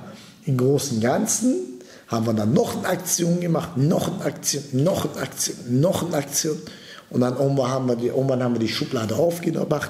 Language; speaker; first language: German; early bilingual, other home language; Turkish